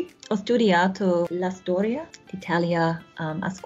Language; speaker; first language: Italian; non-native, learner; English